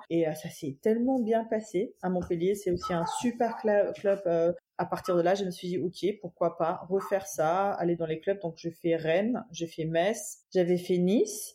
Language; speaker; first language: French; non-native, fluent; German